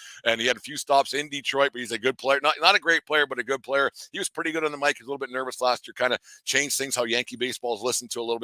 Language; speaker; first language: English; native; English